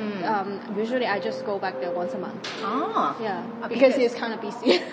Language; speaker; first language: English; non-native, fluent; Cantonese